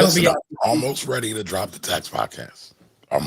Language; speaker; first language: English; native; English